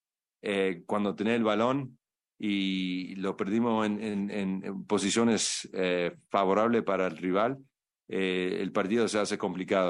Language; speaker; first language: Spanish; non-native, fluent; English